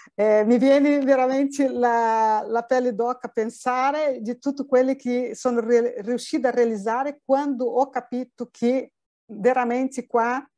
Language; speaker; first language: Italian; non-native, fluent; Portuguese